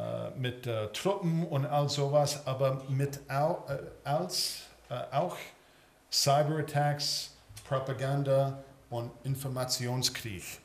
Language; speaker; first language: German; early bilingual, heritage; English